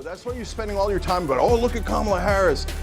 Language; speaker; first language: English; native; English